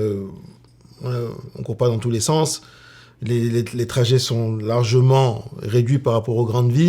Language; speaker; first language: French; native; French